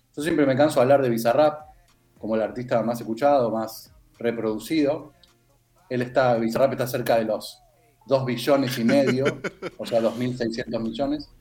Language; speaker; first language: Spanish; native; Spanish